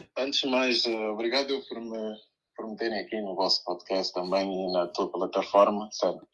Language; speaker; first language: Portuguese; early bilingual, other home language; Upper Guinea Crioulo